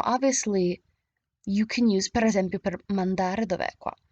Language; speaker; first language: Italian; non-native, fluent; English